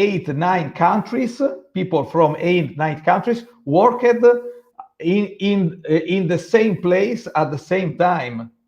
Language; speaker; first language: English; non-native, fluent; Italian